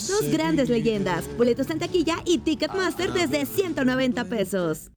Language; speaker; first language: Spanish; native; Spanish